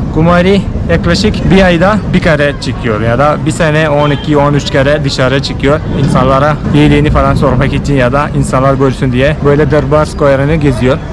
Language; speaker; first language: Turkish; non-native, fluent; Hindi